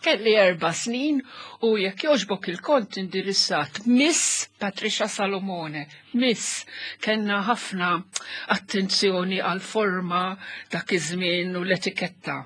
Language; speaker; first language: Maltese; non-native, local second language; Italian